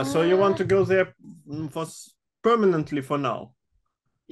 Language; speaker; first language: English; non-native, fluent; Russian